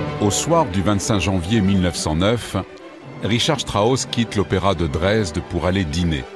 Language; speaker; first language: French; native; French